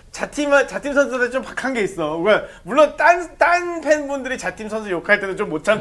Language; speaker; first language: Korean; native; Korean